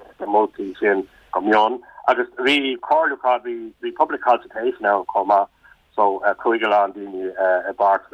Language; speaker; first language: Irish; non-native, local second language; English